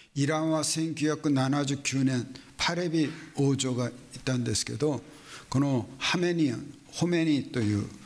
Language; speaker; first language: Japanese; non-native, fluent; Korean